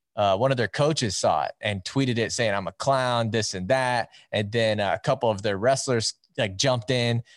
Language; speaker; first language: English; native; English